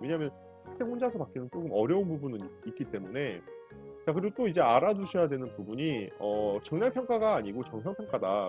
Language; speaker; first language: Korean; native; Korean